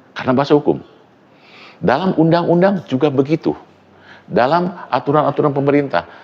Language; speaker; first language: Indonesian; non-native, local second language; Sundanese